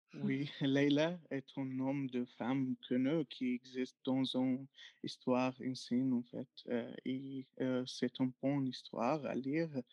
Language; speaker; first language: French; non-native, learner; Arabic